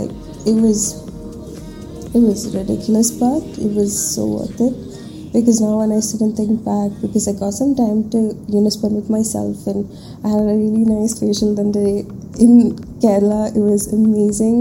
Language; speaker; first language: English; non-native, local second language; Malayalam